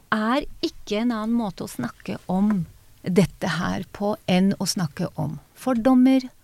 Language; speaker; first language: Norwegian; non-native, fluent; Hebrew